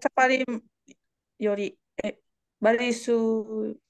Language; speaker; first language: Japanese; non-native, learner; Indonesian